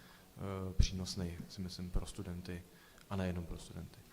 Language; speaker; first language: Czech; native; Czech